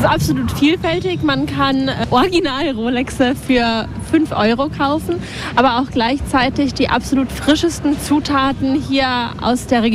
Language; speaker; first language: German; non-native, fluent; Latvian